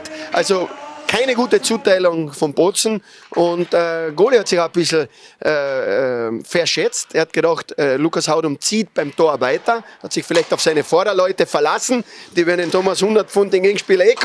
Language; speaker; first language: German; native; German